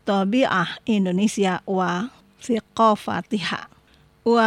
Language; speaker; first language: Arabic; non-native, fluent; Indonesian